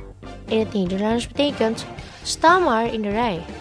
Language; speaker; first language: Dutch; non-native, learner; Indonesian